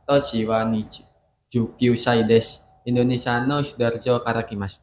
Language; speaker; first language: Japanese; non-native, learner; Indonesian